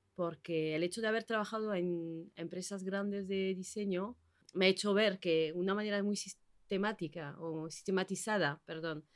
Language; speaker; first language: Spanish; non-native, fluent; Basque